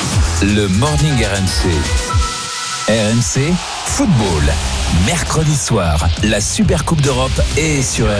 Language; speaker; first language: French; native; French